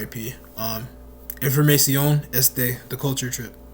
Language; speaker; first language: Spanish; non-native, learner; English